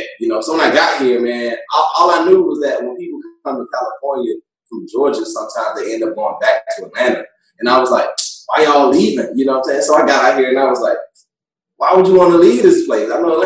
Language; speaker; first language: English; native; English